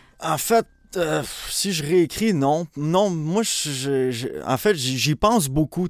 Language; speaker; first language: French; early bilingual, other home language; Spanish